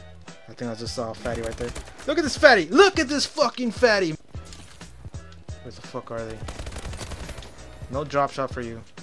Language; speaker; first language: English; native; English